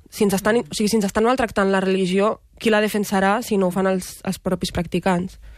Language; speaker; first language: Catalan; early bilingual, other home language; Arabic